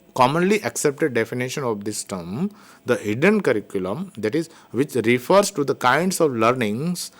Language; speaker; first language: English; non-native, local second language; Gujarati